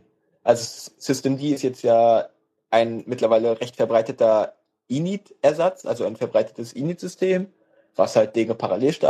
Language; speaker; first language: German; native; German